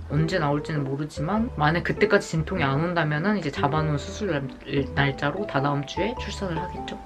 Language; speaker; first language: Korean; native; Korean